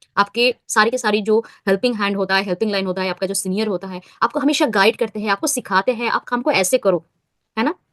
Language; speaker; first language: Hindi; non-native, local second language; Bangla